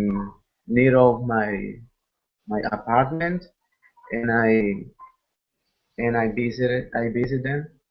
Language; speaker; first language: English; non-native, learner; Spanish